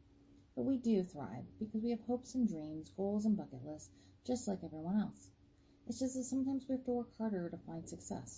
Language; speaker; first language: English; native; English